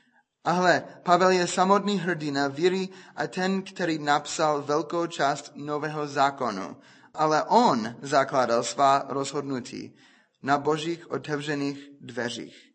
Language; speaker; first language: Czech; non-native, fluent; English